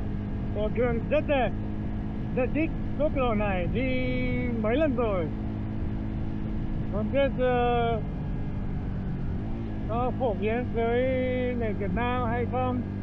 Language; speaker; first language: Vietnamese; non-native, fluent; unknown